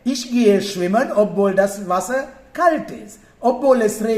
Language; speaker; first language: German; non-native, fluent; Sinhala